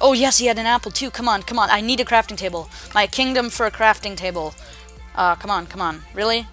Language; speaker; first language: English; native; English